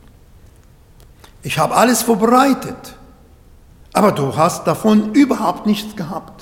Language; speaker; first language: German; non-native, fluent; Arabic